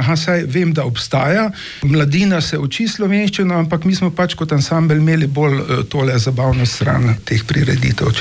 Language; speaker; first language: Slovenian; native; Slovenian